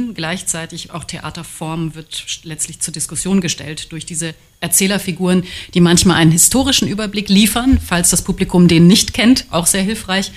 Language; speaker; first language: German; native; German